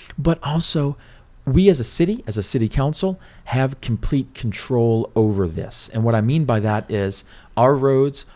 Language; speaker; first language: English; native; English